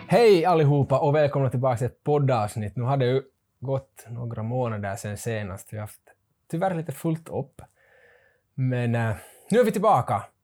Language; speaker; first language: Swedish; native; Swedish